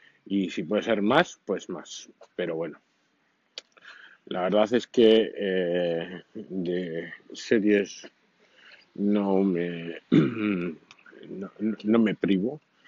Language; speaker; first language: Spanish; native; Spanish